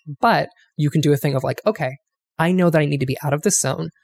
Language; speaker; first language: English; native; English